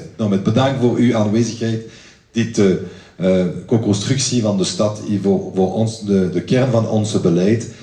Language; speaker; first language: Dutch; non-native, learner; French